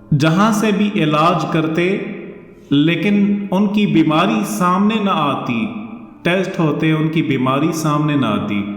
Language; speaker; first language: Urdu; non-native, local second language; Northern Hindko